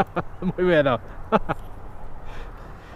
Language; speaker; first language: Spanish; non-native, learner; English